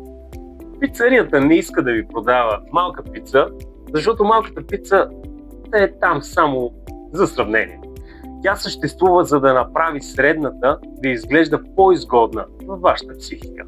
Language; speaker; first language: Bulgarian; native; Bulgarian